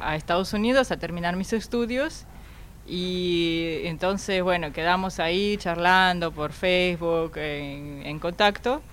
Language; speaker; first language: Spanish; non-native, fluent; Russian